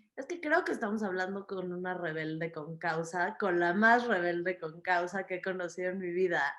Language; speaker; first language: Spanish; native; Spanish